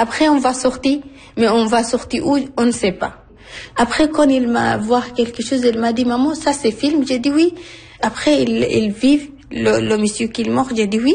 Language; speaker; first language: French; non-native, learner; Arabic